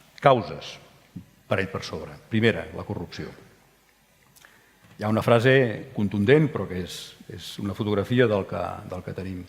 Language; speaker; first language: Catalan; native; Catalan